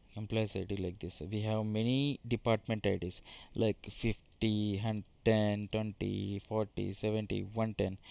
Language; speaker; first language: English; non-native, local second language; Telugu